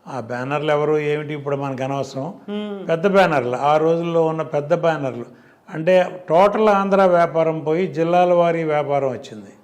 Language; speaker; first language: Telugu; native; Telugu